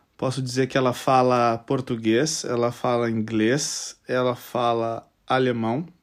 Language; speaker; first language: Portuguese; native; Portuguese